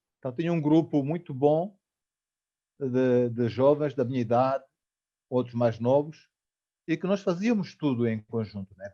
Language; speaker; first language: Portuguese; native; Portuguese